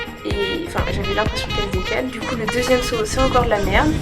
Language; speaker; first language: French; native; French